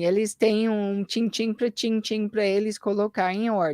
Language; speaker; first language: Portuguese; early bilingual, heritage; English